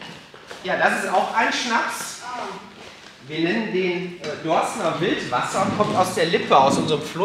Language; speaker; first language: German; native; German